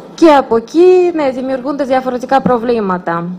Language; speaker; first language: Greek; non-native, fluent; Russian